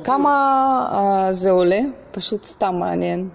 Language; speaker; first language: Hebrew; non-native, fluent; Russian